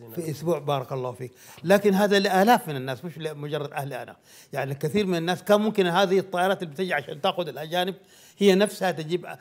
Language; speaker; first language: Arabic; native; Arabic